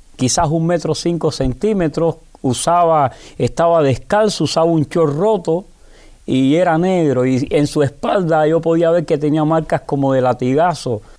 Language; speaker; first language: Spanish; native; Spanish